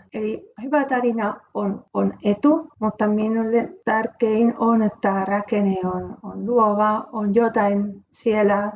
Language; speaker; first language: Finnish; non-native, fluent; Spanish